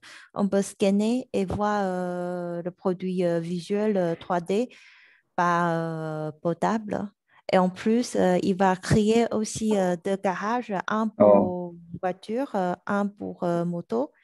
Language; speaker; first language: French; non-native, learner; Chinese